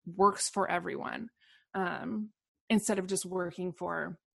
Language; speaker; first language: English; native; English